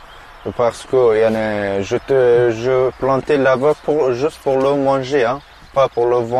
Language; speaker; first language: French; non-native, learner; Persian